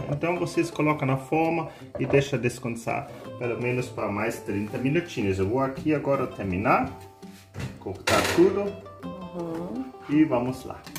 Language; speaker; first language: Portuguese; non-native, learner; German